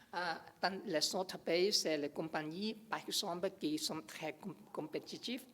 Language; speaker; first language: French; non-native, learner; English